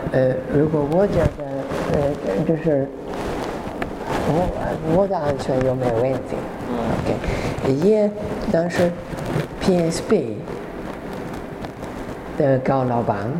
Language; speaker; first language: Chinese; non-native, learner; English